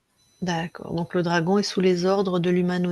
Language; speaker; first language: French; native; French